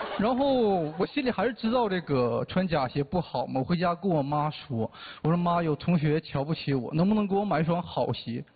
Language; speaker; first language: Chinese; native; Chinese